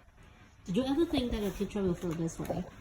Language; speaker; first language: English; non-native, local second language; Cantonese